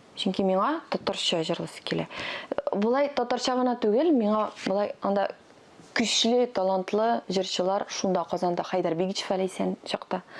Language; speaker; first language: Tatar; non-native, local second language; Russian